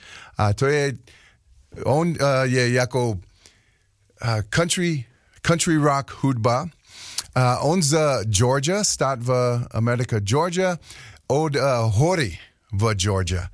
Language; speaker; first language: Czech; non-native, learner; English